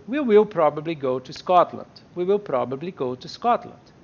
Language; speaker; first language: English; non-native, fluent; Portuguese